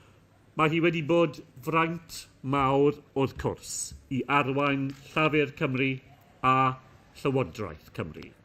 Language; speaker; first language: Welsh; non-native, local second language; English